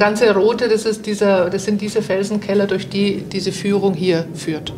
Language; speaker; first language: German; native; German